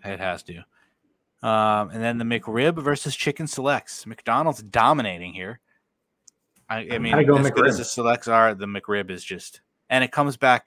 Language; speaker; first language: English; native; English